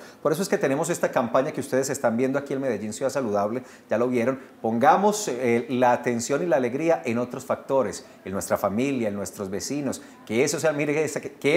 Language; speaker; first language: Spanish; native; Spanish